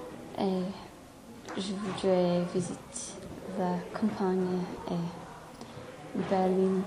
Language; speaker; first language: French; non-native, learner; English